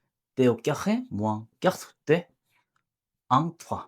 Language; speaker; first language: French; non-native, learner; Korean